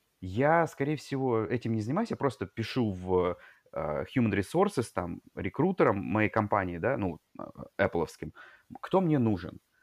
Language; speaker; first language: Russian; native; Russian